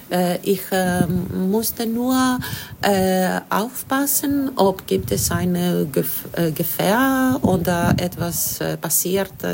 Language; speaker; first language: German; non-native, learner; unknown